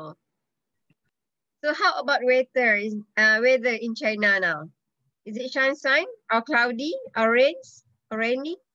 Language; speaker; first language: English; non-native, local second language; Malay